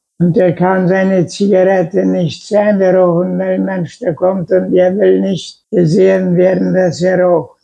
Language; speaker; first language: German; non-native, local second language; Low German